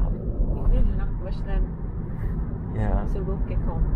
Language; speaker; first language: German; non-native, learner; Thai